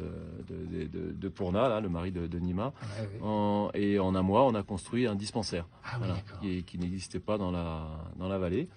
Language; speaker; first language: French; native; French